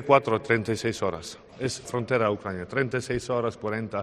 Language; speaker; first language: Spanish; non-native, learner; Ukrainian